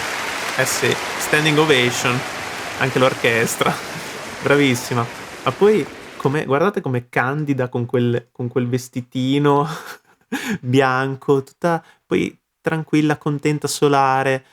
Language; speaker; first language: Italian; native; Italian